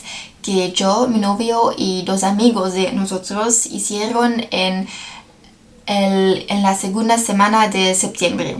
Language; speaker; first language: Spanish; non-native, learner; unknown